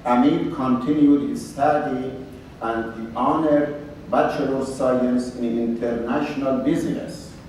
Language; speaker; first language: English; non-native, fluent; Persian